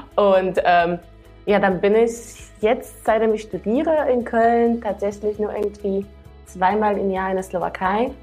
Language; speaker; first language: German; non-native, fluent; Slovak